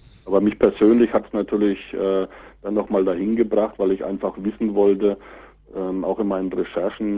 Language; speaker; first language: German; native; German